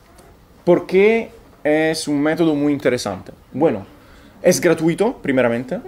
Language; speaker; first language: Spanish; non-native, fluent; Italian